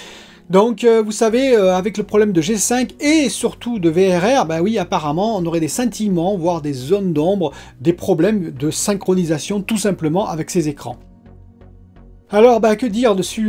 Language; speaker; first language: French; native; French